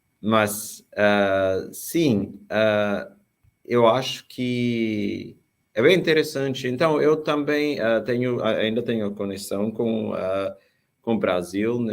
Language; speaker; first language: Portuguese; non-native, fluent; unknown